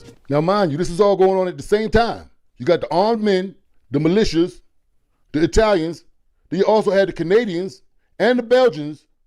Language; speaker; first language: English; native; English